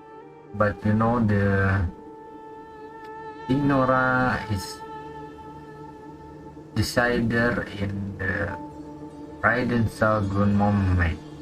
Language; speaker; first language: English; non-native, learner; Indonesian